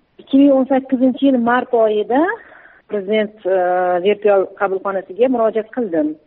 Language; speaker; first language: Uzbek; early bilingual, heritage; Uzbek